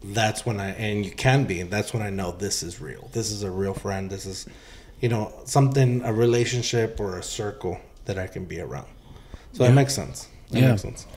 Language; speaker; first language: English; early bilingual, heritage; Spanish